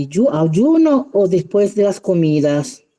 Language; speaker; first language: Spanish; non-native, learner; Italian